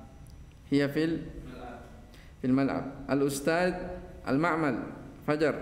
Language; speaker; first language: Arabic; non-native, fluent; Indonesian